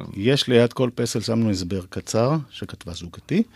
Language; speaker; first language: Hebrew; native; Hebrew